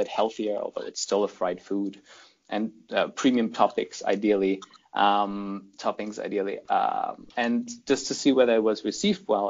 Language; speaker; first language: English; non-native, fluent; German